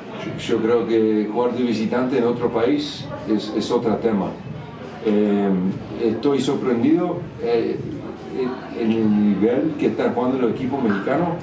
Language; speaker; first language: Spanish; early bilingual, heritage; English